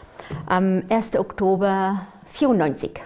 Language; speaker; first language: German; non-native, fluent; French